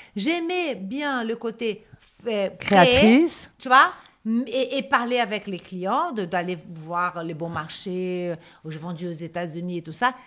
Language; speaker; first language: French; non-native, fluent; Portuguese